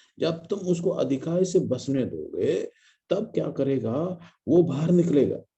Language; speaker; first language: Hindi; non-native, local second language; Malayalam